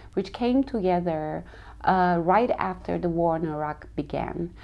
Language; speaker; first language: English; non-native, fluent; Turkish